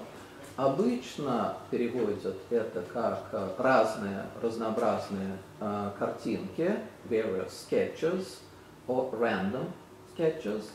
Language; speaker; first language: Russian; native; Russian